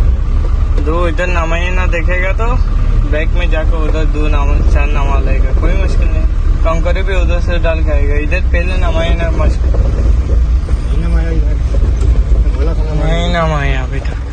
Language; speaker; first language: Hindi; non-native, fluent; Bangla